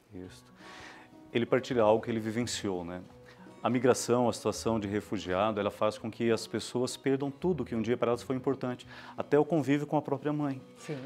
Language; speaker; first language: Portuguese; native; Portuguese